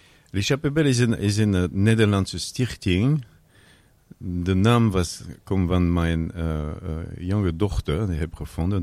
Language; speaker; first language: Dutch; non-native, learner; French